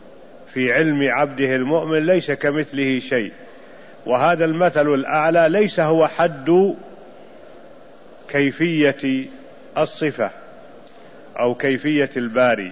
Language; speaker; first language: Arabic; native; Arabic